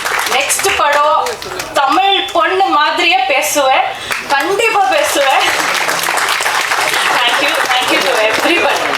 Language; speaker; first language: Tamil; non-native, learner; Kannada